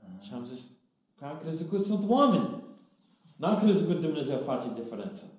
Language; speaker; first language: Romanian; non-native, fluent; English